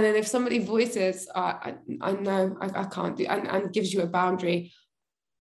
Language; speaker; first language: English; native; English